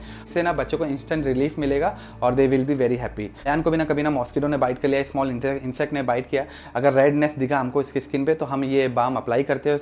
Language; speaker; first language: Hindi; native; Hindi